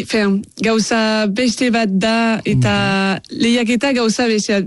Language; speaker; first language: Basque; non-native, local second language; French